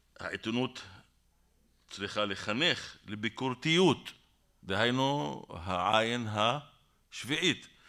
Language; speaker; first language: Hebrew; non-native, local second language; Arabic